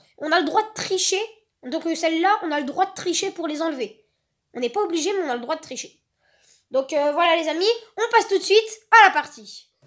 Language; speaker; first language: French; native; French